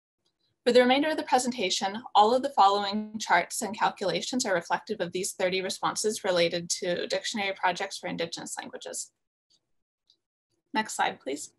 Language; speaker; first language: English; native; English